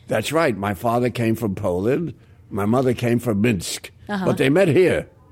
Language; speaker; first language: English; native; English